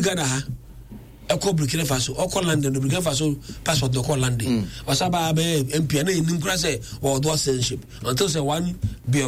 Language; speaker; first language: English; non-native, local second language; Akan